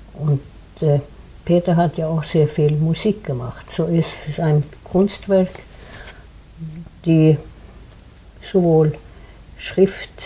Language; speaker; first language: German; non-native, fluent; Swedish